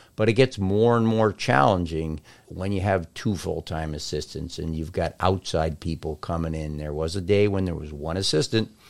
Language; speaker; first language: English; native; English